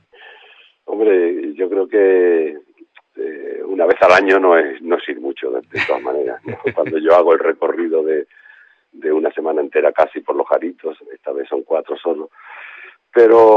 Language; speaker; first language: Spanish; native; Spanish